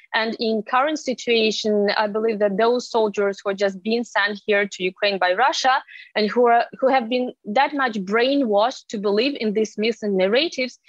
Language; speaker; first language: English; non-native, fluent; Ukrainian